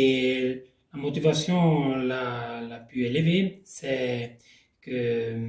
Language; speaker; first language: French; non-native, local second language; Italian